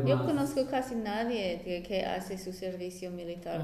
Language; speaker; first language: Spanish; non-native, fluent; English